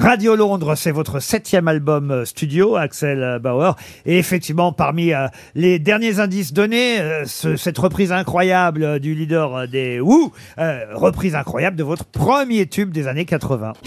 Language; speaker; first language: French; native; French